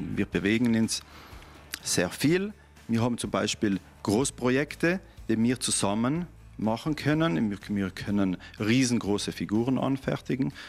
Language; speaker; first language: German; non-native, local second language; Ladin